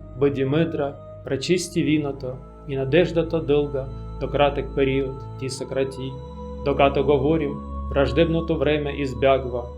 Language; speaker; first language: Bulgarian; non-native, fluent; Russian